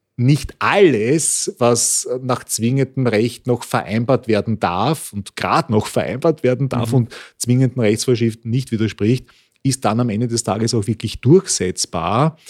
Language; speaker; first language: German; native; German